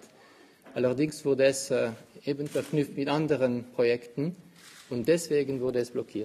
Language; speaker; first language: German; non-native, local second language; French